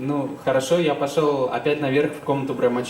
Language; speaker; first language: Russian; native; Russian